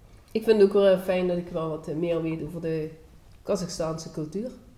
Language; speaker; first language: Dutch; native; Dutch